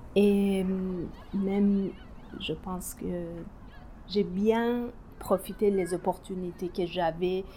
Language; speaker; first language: French; non-native, fluent; Persian